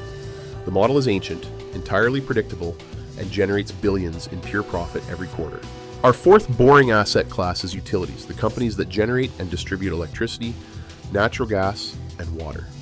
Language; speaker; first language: English; native; English